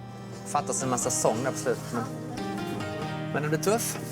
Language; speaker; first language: Swedish; native; Swedish